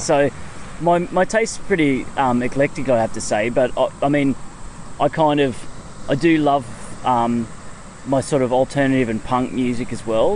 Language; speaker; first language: English; native; English